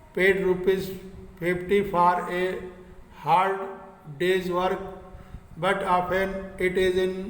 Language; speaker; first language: English; non-native, local second language; Hindi